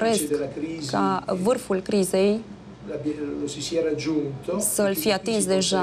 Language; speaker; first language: Romanian; non-native, fluent; Italian